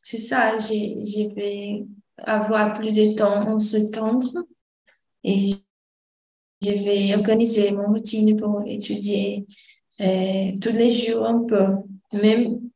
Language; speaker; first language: French; non-native, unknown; Portuguese